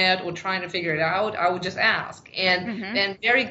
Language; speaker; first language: English; non-native, fluent; Ukrainian